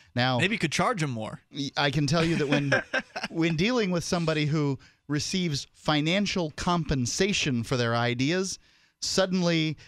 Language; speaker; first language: English; native; English